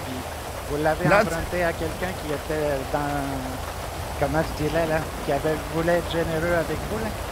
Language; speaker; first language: French; native; French